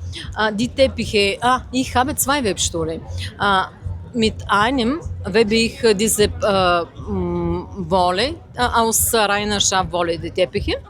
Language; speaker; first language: German; non-native, fluent; Bulgarian